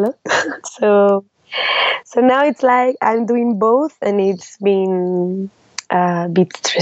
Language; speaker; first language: English; non-native, fluent; Spanish